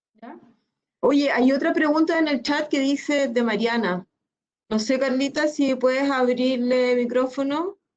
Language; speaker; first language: Spanish; native; Spanish